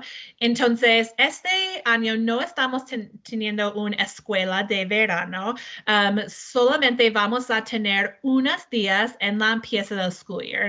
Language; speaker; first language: Spanish; non-native, learner; English